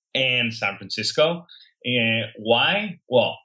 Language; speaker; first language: English; non-native, fluent; Spanish